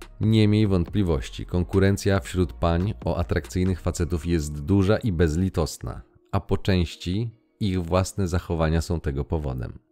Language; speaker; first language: Polish; native; Polish